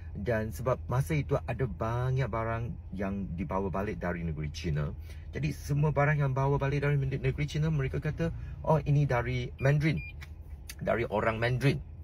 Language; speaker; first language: Malay; non-native, local second language; Chinese